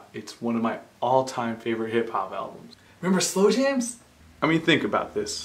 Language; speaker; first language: English; native; English